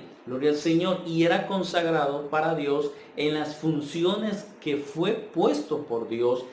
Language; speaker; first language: Spanish; native; Spanish